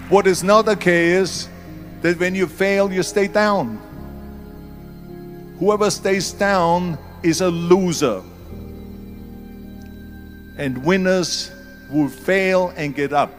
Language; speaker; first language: English; non-native, fluent; German